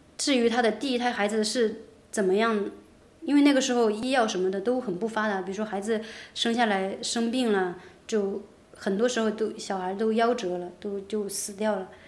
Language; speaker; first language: Chinese; native; Chinese